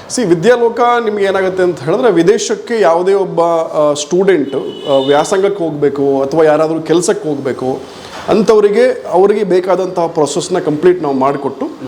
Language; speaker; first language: Kannada; non-native, local second language; Tulu